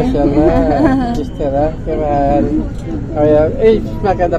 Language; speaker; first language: Arabic; non-native, learner; Filipino